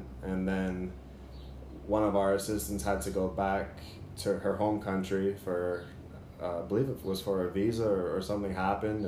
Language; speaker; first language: English; native; English